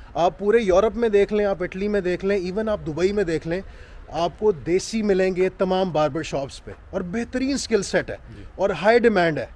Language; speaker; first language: Hindi; non-native, local second language; Punjabi